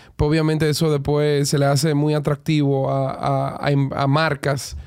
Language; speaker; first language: Spanish; native; Spanish